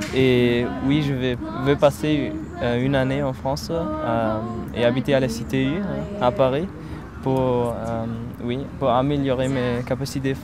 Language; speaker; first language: French; non-native, fluent; German